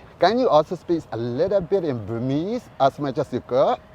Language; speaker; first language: English; non-native, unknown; Burmese